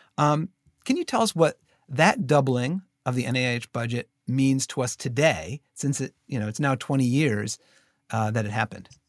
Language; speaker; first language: English; native; English